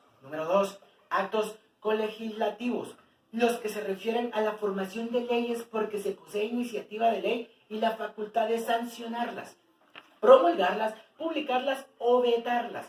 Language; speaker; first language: Spanish; native; Spanish